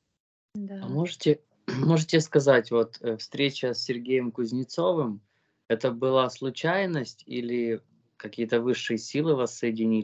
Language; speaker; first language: Russian; native; Russian